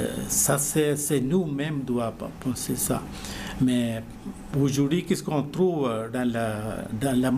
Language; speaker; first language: French; non-native, learner; Malayalam